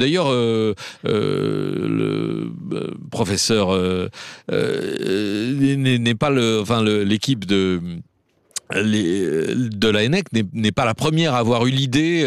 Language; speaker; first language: French; native; French